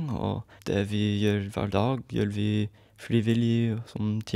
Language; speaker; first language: Norwegian; non-native, fluent; English